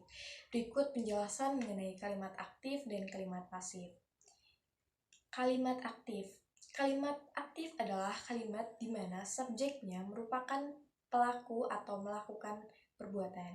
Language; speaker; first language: Indonesian; native; Indonesian